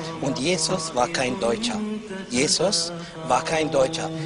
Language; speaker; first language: German; non-native, fluent; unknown